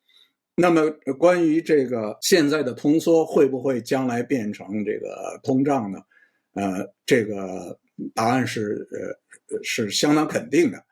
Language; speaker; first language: Chinese; native; Chinese